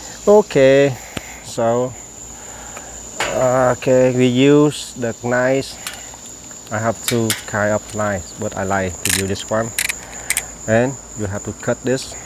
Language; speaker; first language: English; non-native, local second language; Vietnamese